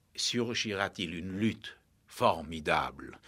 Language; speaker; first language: French; native; French